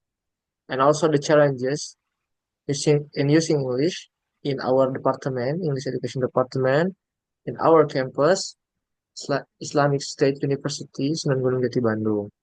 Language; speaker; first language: English; non-native, learner; Indonesian